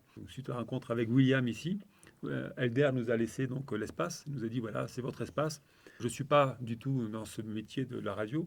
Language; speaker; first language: French; native; French